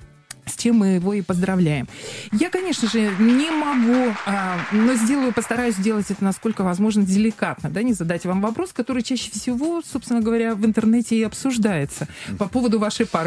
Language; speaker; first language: Russian; native; Russian